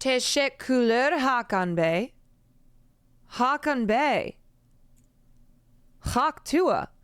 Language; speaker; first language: Turkish; non-native, learner; English